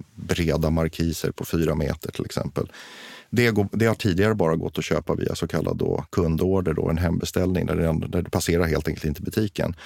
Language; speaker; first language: Swedish; native; Swedish